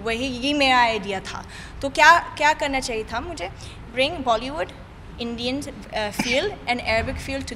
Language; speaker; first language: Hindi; non-native, fluent; Arabic